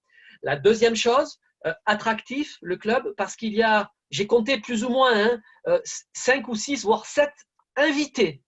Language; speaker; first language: French; native; French